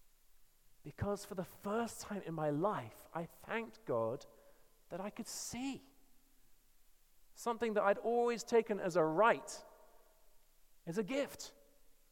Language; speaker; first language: English; native; English